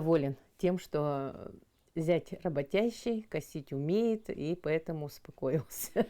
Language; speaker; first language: Russian; non-native, local second language; Yakut